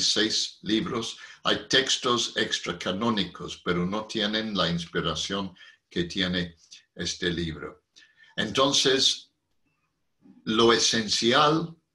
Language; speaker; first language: Spanish; non-native, fluent; English